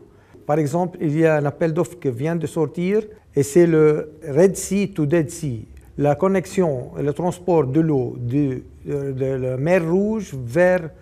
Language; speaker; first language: French; non-native, fluent; Arabic